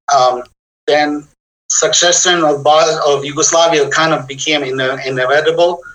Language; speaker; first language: English; non-native, fluent; Bosnian